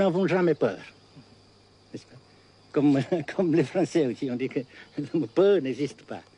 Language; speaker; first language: French; non-native, fluent; Vietnamese